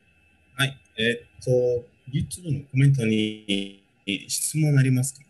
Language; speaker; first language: Japanese; non-native, fluent; Spanish